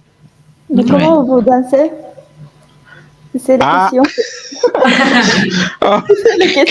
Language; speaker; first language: French; non-native, fluent; Arabic